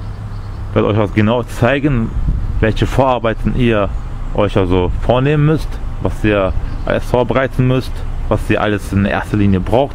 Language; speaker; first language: German; early bilingual, other home language; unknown